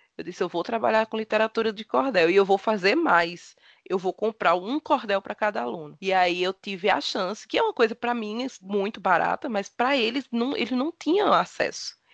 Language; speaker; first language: Portuguese; native; Portuguese